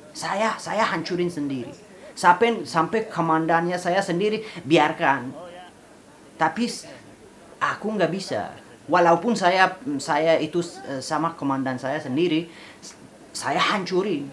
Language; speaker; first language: Indonesian; non-native, fluent; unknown